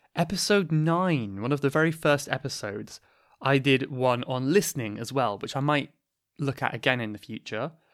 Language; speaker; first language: English; native; English